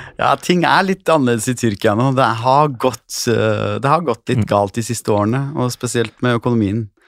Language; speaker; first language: Norwegian; early bilingual, other home language; Turkish